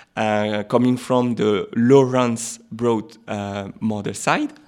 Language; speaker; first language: English; non-native, fluent; French